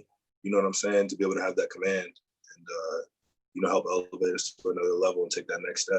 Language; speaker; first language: English; native; English